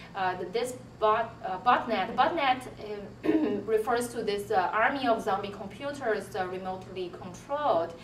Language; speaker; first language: English; non-native, fluent; Chinese